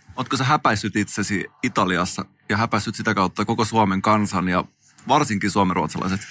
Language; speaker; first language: Finnish; native; Finnish